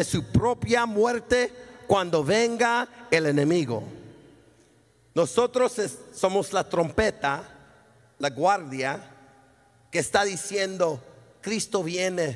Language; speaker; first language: Spanish; early bilingual, heritage; Spanish